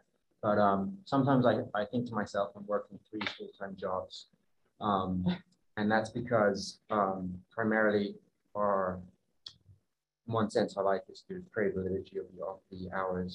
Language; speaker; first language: English; native; English